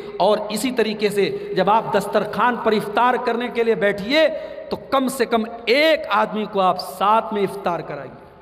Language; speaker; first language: Urdu; native; Urdu